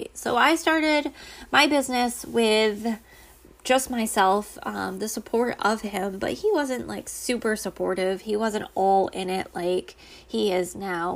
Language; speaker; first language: English; native; English